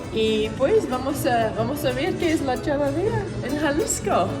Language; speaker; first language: Spanish; non-native, learner; English